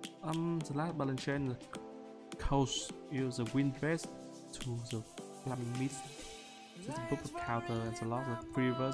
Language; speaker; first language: English; non-native, learner; Vietnamese